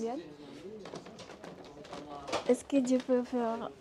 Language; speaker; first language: French; non-native, learner; Indonesian